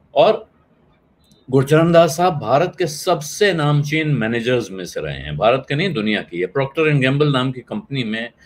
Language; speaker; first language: Hindi; native; Hindi